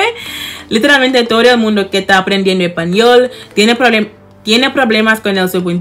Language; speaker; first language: Spanish; non-native, fluent; English